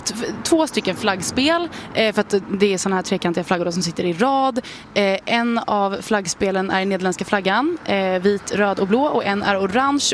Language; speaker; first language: Swedish; native; Swedish